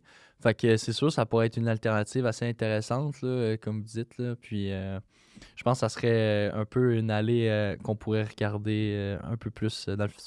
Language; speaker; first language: French; native; French